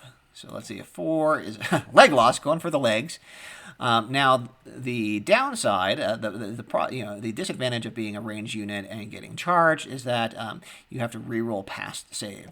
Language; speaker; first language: English; native; English